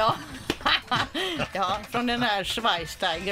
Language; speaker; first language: Swedish; native; Swedish